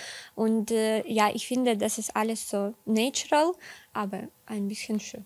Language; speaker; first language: German; non-native, learner; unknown